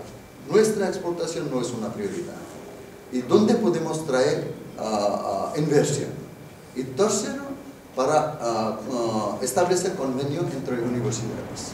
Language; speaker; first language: Spanish; non-native, fluent; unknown